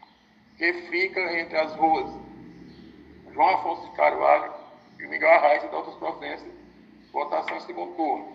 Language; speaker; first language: Portuguese; native; Portuguese